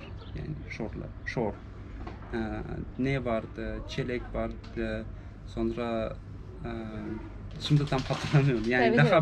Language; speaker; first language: Turkish; non-native, fluent; Russian